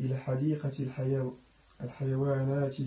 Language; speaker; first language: Arabic; non-native, learner; French